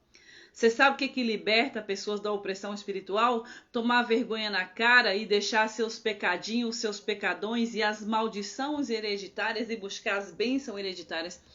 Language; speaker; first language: Portuguese; native; Portuguese